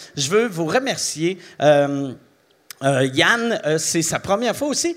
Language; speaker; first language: French; native; French